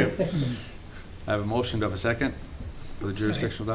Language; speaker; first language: English; native; English